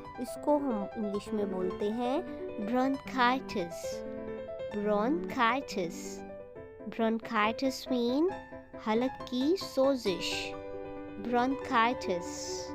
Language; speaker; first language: Urdu; native; Urdu